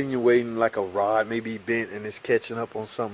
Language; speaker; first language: English; native; English